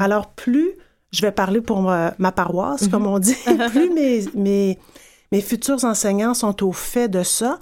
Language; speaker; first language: French; native; French